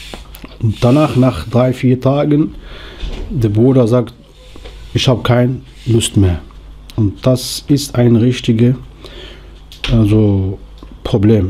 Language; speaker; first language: German; non-native, learner; Arabic